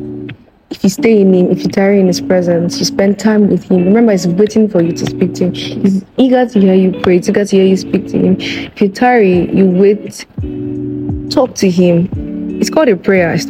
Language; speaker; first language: English; non-native, local second language; Yoruba